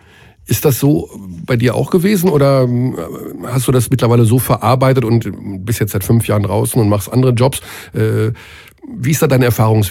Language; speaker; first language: German; native; German